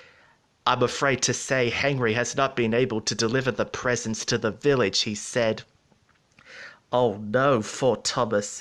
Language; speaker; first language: English; native; English